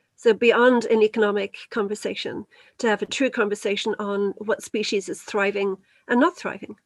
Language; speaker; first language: English; native; English